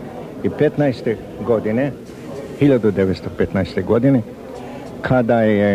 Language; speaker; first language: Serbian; early bilingual, heritage; Serbian